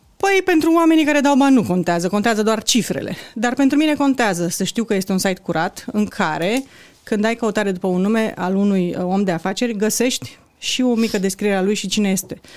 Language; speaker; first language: Romanian; native; Romanian